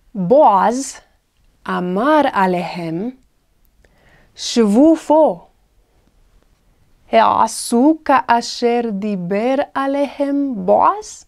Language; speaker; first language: Hebrew; non-native, fluent; English